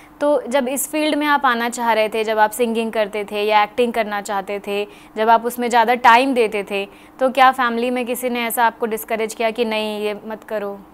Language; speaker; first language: Hindi; native; Hindi